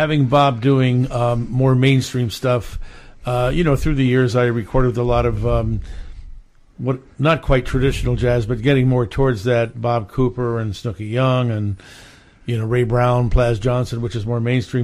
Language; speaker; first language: English; native; English